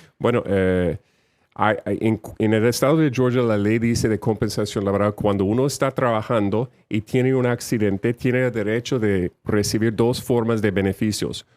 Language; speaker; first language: Spanish; non-native, fluent; English